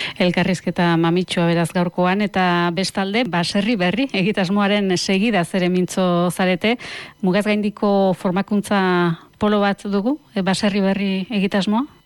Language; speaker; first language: Basque; native; Basque